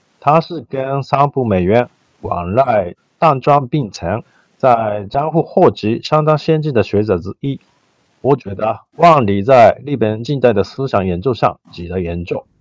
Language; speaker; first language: Chinese; non-native, fluent; Japanese